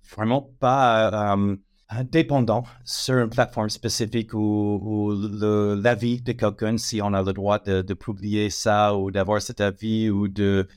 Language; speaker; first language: French; non-native, fluent; English